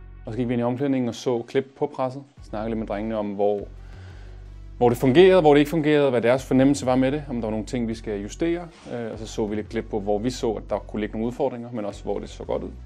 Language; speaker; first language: Danish; native; Danish